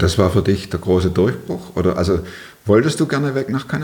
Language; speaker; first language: German; native; German